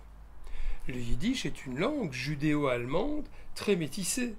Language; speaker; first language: French; native; French